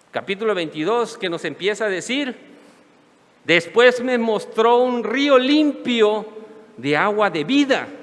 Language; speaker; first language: Spanish; native; Spanish